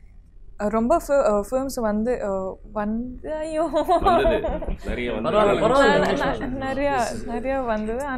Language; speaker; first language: Tamil; non-native, learner; Kodava